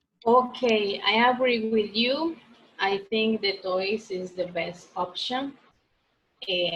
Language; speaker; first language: English; non-native, learner; Spanish